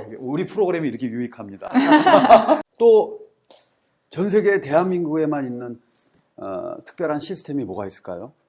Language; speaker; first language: Korean; native; Korean